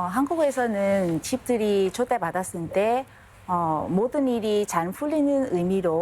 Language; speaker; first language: Korean; non-native, fluent; Vietnamese